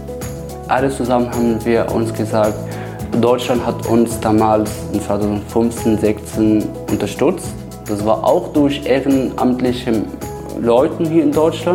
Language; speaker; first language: German; non-native, fluent; Arabic